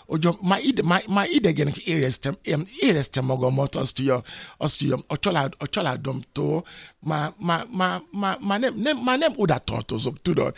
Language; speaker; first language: Hungarian; non-native, fluent; Yoruba